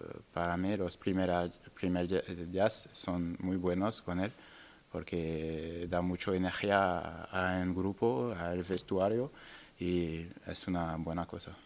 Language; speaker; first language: Spanish; non-native, learner; French